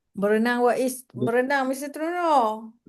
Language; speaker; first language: Indonesian; non-native, learner; Malay